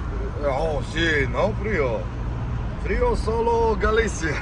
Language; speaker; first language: Spanish; non-native, learner; Bulgarian